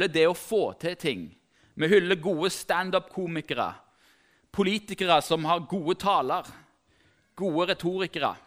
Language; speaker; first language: Norwegian; native; Norwegian